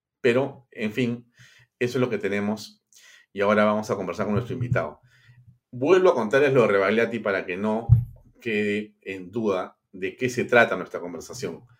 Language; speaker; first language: Spanish; native; Spanish